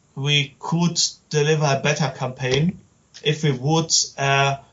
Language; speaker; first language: English; non-native, learner; German